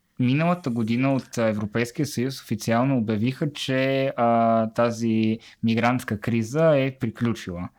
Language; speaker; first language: Bulgarian; native; Bulgarian